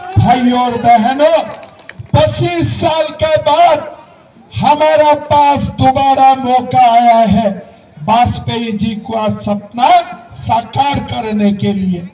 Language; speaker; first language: Hindi; non-native, local second language; Assamese